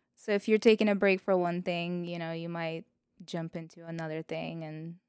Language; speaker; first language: English; non-native, fluent; Russian